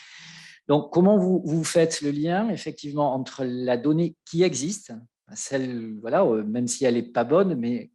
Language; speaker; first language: French; native; French